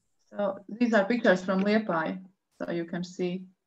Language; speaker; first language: English; non-native, fluent; Latvian